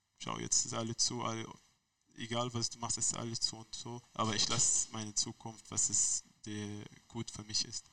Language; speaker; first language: German; non-native, learner; Arabic